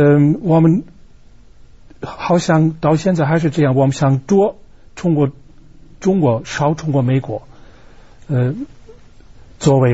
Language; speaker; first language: Chinese; non-native, fluent; German